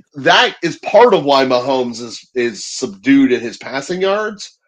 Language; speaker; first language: English; native; English